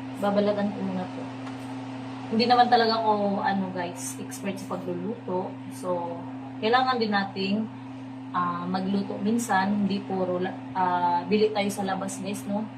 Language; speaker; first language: Filipino; non-native, local second language; Cebuano